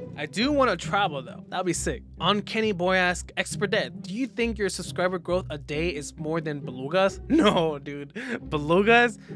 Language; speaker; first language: English; native; English